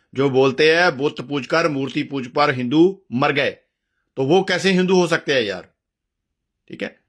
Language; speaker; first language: Hindi; non-native, local second language; Punjabi